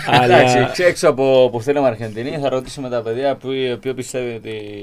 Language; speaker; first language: Greek; non-native, learner; Spanish